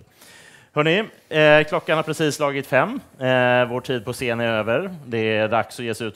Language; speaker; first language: Swedish; native; Swedish